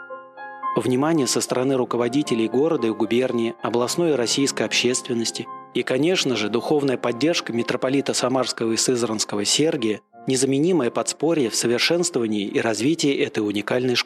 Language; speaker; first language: Russian; native; Russian